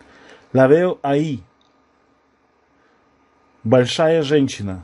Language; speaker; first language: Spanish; non-native, fluent; Russian